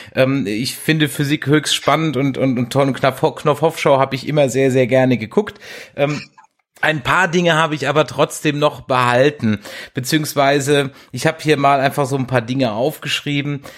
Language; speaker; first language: German; native; German